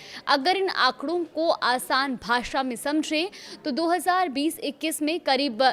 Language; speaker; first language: Hindi; native; Hindi